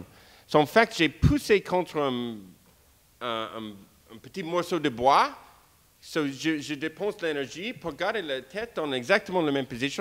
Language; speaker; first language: French; non-native, fluent; English